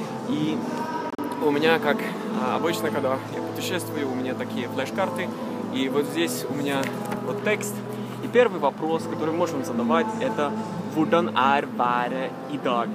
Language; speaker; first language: Russian; non-native, fluent; Norwegian